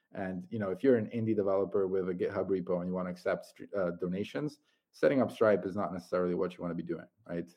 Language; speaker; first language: English; non-native, fluent; Italian